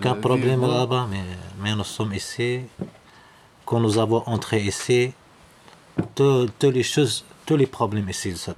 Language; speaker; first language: French; non-native, learner; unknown